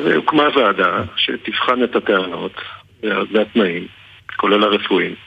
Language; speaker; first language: Hebrew; native; Hebrew